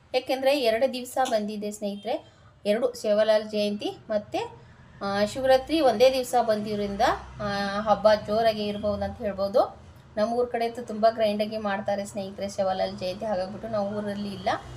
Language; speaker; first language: Kannada; non-native, local second language; Lambadi